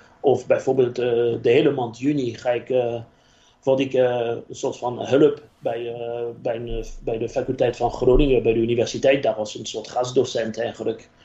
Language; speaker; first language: Dutch; non-native, fluent; French